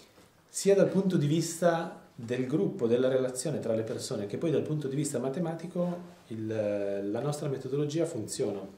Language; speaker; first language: Italian; native; Italian